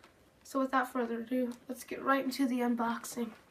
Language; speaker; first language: English; native; English